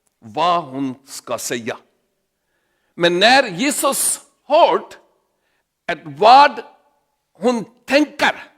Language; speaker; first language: Swedish; non-native, learner; Urdu